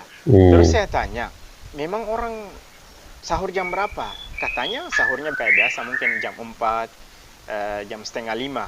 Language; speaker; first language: Indonesian; non-native, fluent; Arabic